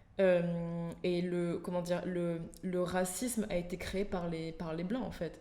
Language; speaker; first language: French; native; French